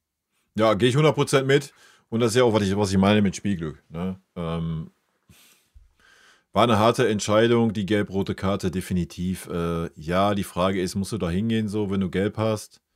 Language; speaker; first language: German; native; German